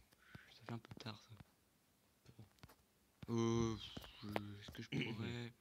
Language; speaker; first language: French; native; French